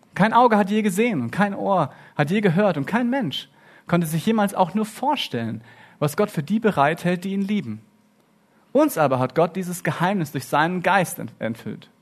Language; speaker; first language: German; native; German